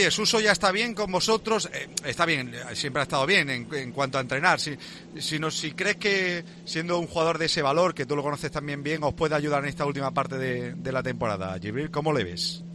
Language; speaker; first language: Spanish; native; Spanish